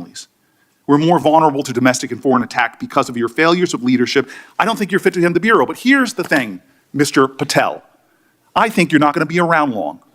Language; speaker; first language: English; native; English